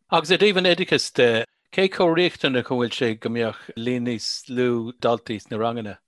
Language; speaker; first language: Irish; non-native, local second language; English